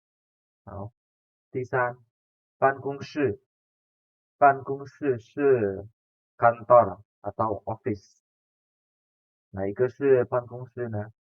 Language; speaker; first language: Chinese; non-native, fluent; Indonesian